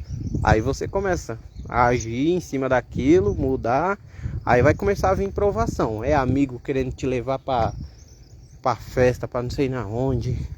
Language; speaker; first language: Portuguese; native; Portuguese